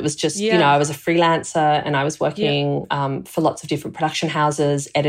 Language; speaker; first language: English; native; English